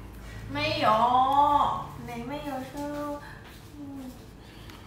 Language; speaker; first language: Chinese; non-native, learner; Vietnamese